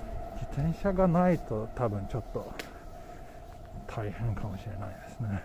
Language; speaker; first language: Japanese; non-native, fluent; Swedish